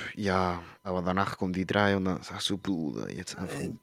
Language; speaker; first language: German; early bilingual, other home language; Spanish